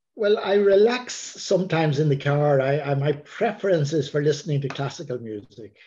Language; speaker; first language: English; native; English